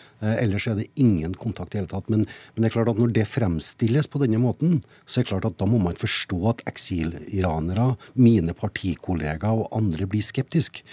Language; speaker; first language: Norwegian; native; Norwegian